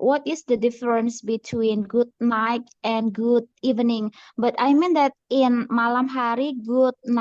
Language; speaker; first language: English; non-native, learner; Indonesian